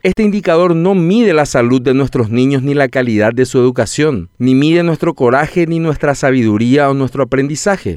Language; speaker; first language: Spanish; native; Spanish